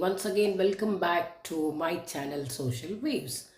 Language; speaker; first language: English; non-native, local second language; Kannada